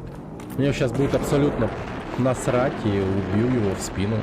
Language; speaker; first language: Russian; native; Russian